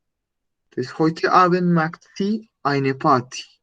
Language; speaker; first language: German; non-native, learner; Spanish